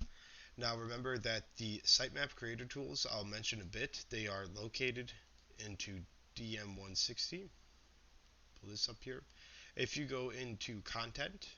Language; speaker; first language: English; native; English